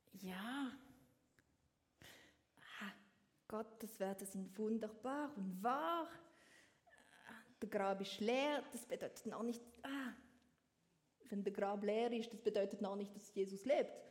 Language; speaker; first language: German; non-native, learner; French